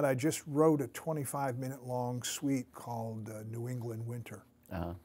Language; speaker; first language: English; native; English